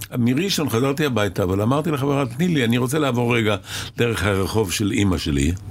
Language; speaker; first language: Hebrew; early bilingual, other home language; Arabic